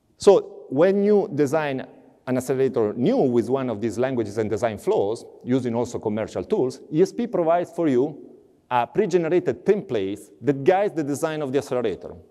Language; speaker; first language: English; non-native, fluent; Italian